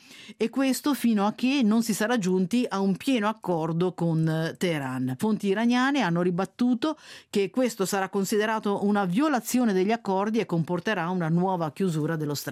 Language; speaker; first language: Italian; native; Italian